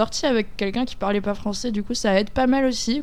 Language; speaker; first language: French; native; French